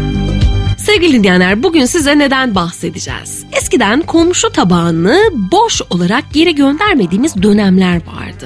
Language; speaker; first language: Turkish; native; Turkish